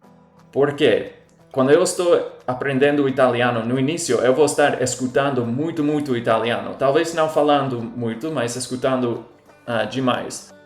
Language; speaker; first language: Portuguese; non-native, fluent; English